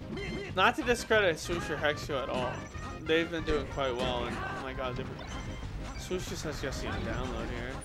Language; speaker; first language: English; native; English